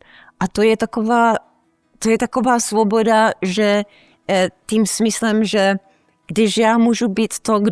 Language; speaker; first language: Czech; early bilingual, heritage; Czech